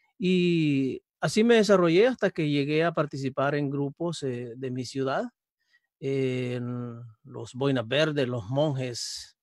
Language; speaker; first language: Spanish; native; Spanish